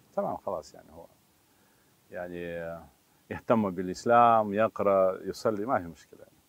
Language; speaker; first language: Arabic; non-native, fluent; Russian